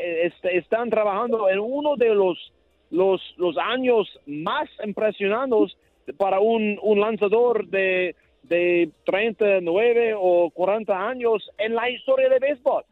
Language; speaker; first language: Spanish; non-native, learner; English